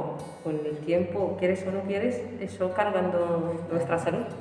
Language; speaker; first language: Spanish; non-native, learner; Arabic